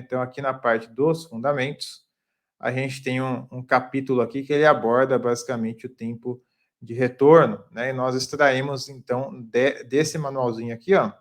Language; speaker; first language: Portuguese; native; Portuguese